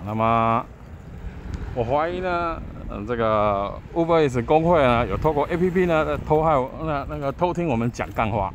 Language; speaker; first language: Chinese; native; Chinese